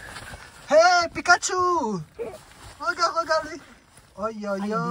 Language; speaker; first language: French; native; French